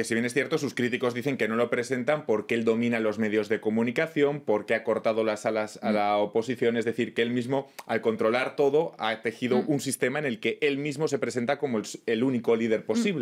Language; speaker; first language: Spanish; native; Spanish